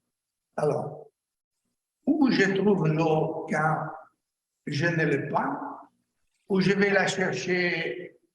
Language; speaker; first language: French; non-native, learner; Italian